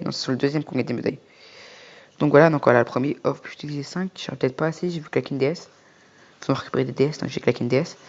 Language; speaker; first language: French; native; French